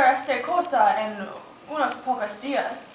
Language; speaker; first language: Spanish; non-native, learner; English